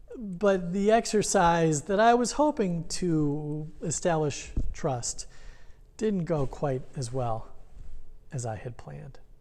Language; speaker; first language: English; native; English